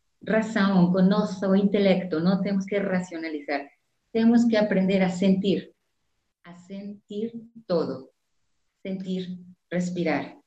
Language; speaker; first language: Spanish; non-native, fluent; Portuguese